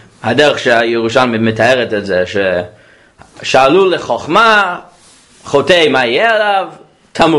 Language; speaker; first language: Hebrew; non-native, fluent; English